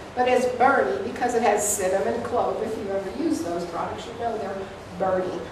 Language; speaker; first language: English; native; English